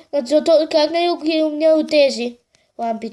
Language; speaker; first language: Bulgarian; native; Bulgarian